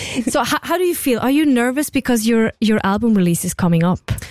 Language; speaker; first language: English; non-native, fluent; German